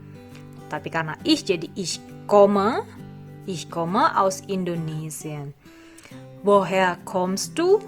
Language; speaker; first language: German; non-native, fluent; Indonesian